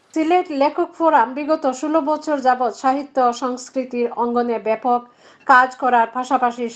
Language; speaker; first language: Bangla; native; Bangla